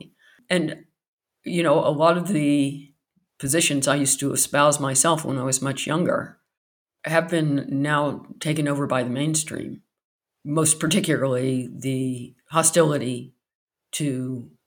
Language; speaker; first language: English; native; English